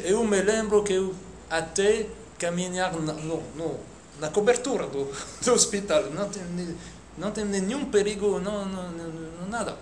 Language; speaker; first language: Portuguese; non-native, fluent; French